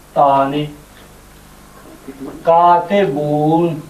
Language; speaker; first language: Arabic; non-native, fluent; Urdu